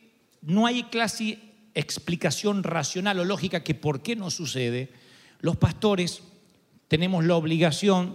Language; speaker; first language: Spanish; native; Spanish